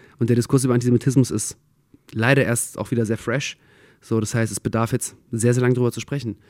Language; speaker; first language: German; early bilingual, other home language; Russian